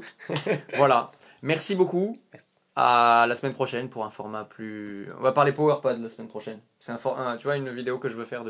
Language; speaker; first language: French; native; French